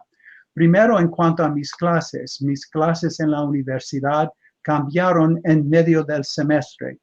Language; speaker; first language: Spanish; non-native, fluent; English